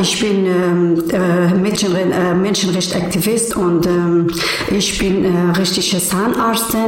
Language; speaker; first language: German; non-native, learner; Persian